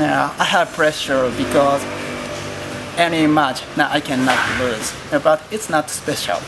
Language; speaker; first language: English; non-native, learner; Japanese